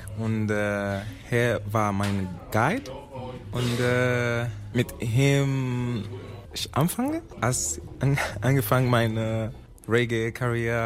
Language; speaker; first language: German; non-native, learner; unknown